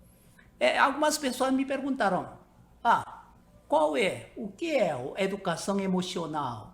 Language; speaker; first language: Portuguese; non-native, learner; Korean